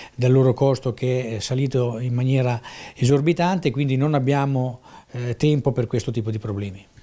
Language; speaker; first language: Italian; native; Italian